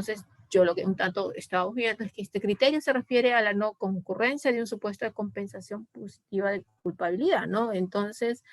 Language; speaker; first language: Spanish; native; Spanish